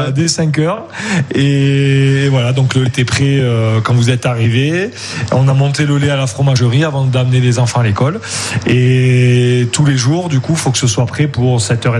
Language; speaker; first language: French; native; French